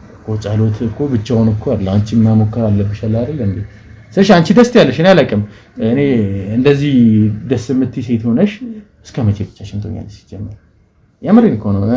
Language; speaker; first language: Amharic; early bilingual, heritage; Amharic